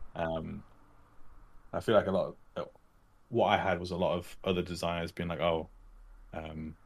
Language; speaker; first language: English; native; English